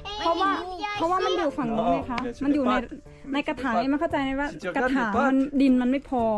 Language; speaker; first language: Thai; native; Thai